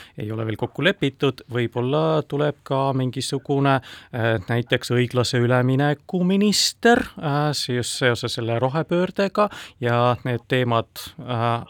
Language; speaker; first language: Estonian; non-native, local second language; Russian